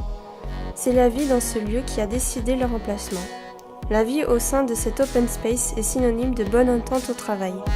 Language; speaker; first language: French; native; French